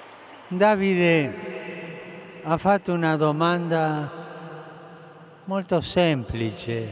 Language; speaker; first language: Italian; non-native, fluent; Spanish